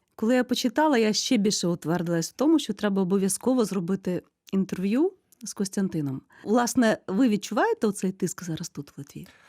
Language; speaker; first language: Ukrainian; native; Ukrainian